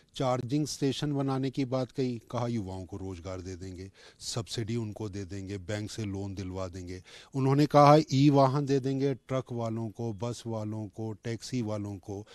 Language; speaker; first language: Hindi; native; Hindi